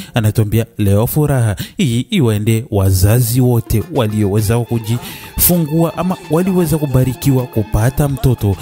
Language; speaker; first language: Swahili; native; Swahili